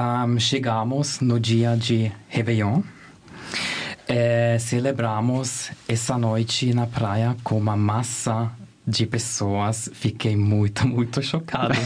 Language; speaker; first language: Portuguese; non-native, learner; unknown